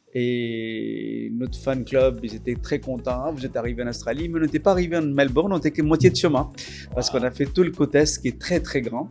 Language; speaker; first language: French; non-native, fluent; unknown